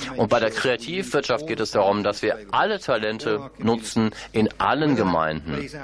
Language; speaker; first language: German; non-native, fluent; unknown